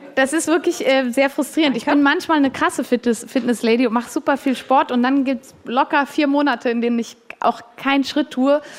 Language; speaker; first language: German; native; German